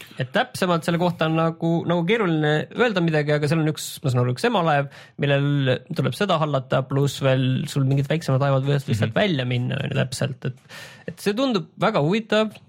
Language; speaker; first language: Estonian; native; Estonian